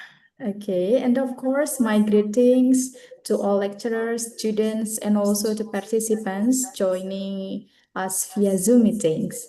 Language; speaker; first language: English; non-native, fluent; Indonesian